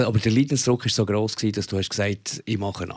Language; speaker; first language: German; native; German